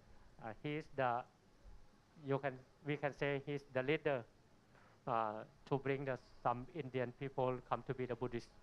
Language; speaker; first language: English; non-native, learner; Thai